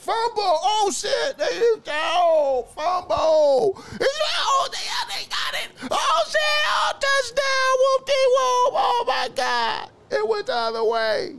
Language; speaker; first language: English; native; English